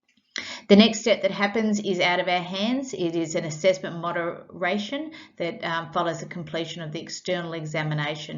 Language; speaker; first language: English; native; English